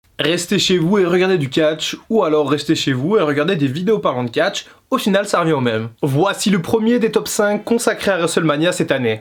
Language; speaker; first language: French; native; French